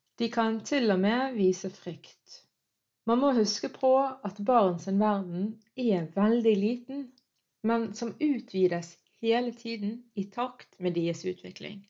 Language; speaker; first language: Norwegian; early bilingual, other home language; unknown